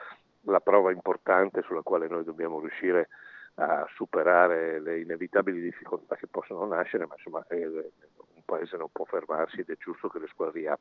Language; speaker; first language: Italian; native; Italian